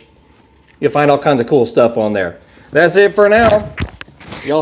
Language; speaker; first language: English; native; English